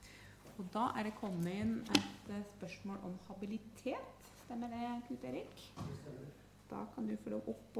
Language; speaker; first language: Norwegian; native; Norwegian